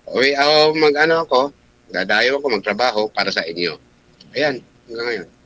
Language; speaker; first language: Filipino; non-native, local second language; Cebuano